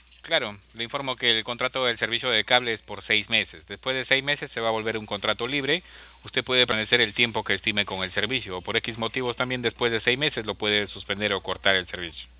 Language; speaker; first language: Spanish; native; Spanish